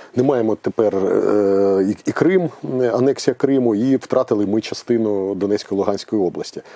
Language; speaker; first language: Ukrainian; native; Ukrainian